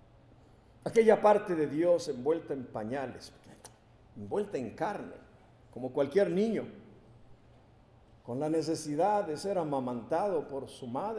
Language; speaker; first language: Spanish; native; Spanish